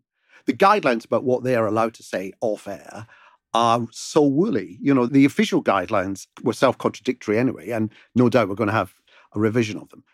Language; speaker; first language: English; native; English